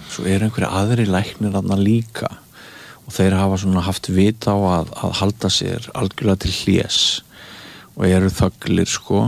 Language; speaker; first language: Icelandic; native; Icelandic